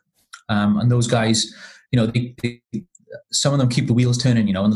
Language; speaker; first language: English; native; English